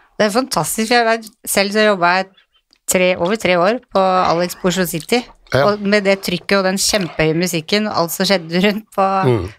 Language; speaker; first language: Norwegian; native; Norwegian